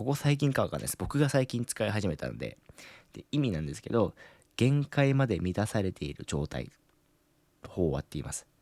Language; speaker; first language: Japanese; native; Japanese